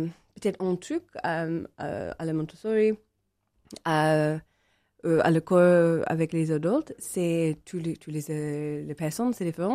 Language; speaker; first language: French; non-native, learner; English